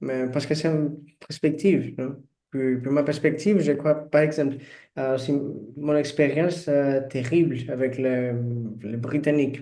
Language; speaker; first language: French; non-native, learner; Portuguese